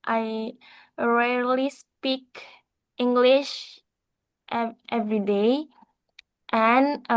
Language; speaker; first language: English; non-native, learner; Indonesian